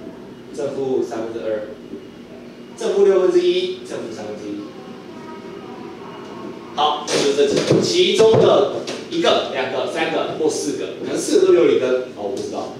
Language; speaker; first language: Chinese; native; Chinese